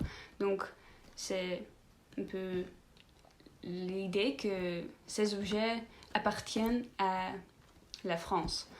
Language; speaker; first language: French; non-native, learner; Dutch